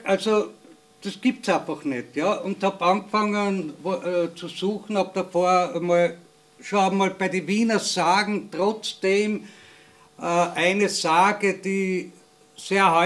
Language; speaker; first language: German; native; German